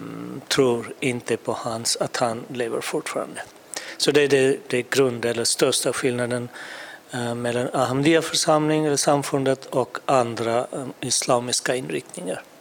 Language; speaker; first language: Swedish; non-native, fluent; Urdu